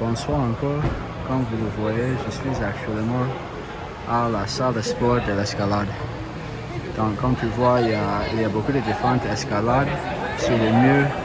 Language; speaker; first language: French; non-native, fluent; English